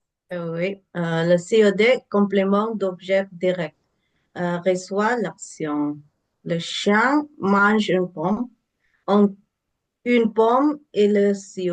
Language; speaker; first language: French; non-native, learner; English